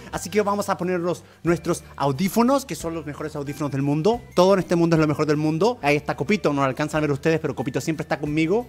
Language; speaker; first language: Spanish; non-native, learner; English